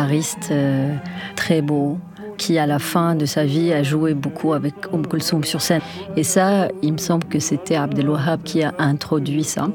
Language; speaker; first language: French; non-native, local second language; Arabic